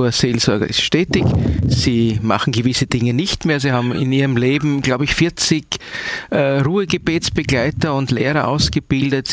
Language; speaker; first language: German; native; German